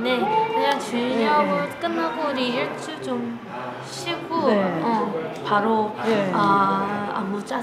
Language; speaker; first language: Korean; early bilingual, heritage; Korean